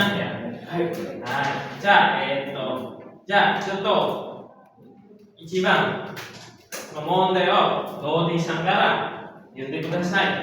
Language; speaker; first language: Japanese; non-native, fluent; Indonesian